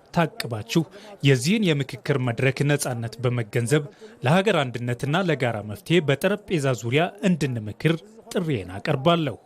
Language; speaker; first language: Amharic; non-native, local second language; Tigrinya